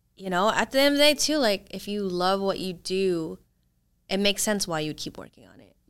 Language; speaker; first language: English; native; English